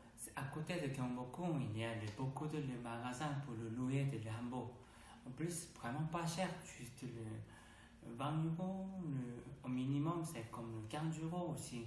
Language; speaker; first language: French; non-native, learner; Korean